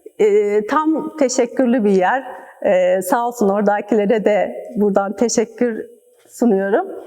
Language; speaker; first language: Turkish; native; Turkish